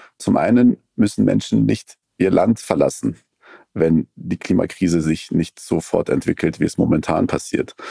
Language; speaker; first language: German; early bilingual, other home language; Persian